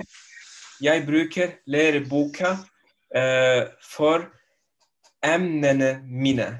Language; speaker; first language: Norwegian; non-native, learner; Turkish